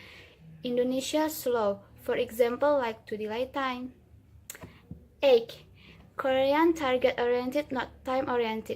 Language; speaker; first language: English; non-native, learner; Indonesian